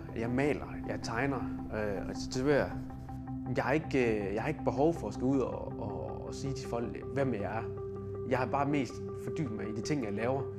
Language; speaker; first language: Danish; early bilingual, other home language; Thai